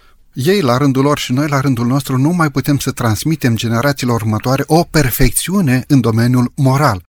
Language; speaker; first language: Romanian; native; Romanian